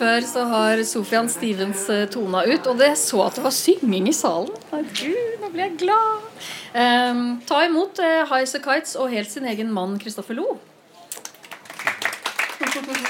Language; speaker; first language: Norwegian; native; Norwegian